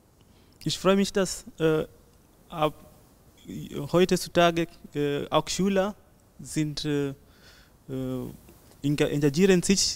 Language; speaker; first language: German; non-native, learner; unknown